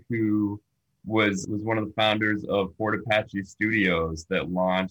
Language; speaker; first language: English; native; English